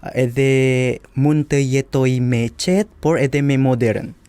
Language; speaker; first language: Albanian; non-native, learner; Indonesian